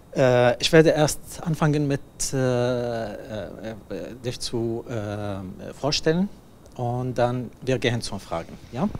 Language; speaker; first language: German; non-native, learner; Arabic